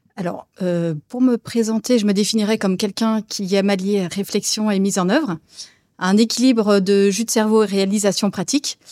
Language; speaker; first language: French; native; French